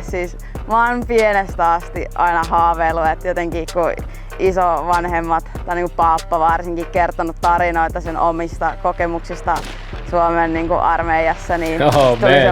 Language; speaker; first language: Finnish; native; Finnish